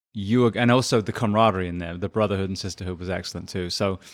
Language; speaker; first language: English; native; English